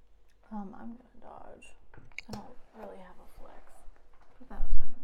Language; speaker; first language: English; native; English